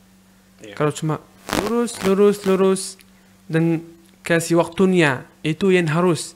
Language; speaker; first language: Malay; non-native, learner; Arabic